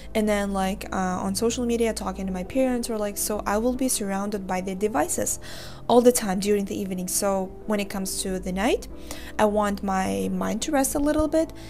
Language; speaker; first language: English; non-native, fluent; Uzbek